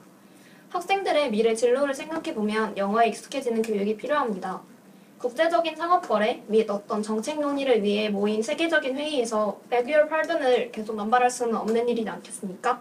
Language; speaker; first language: Korean; native; Korean